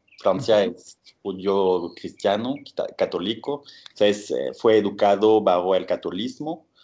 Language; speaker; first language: Spanish; non-native, fluent; French